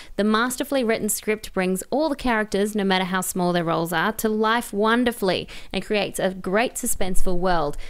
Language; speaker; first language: English; native; English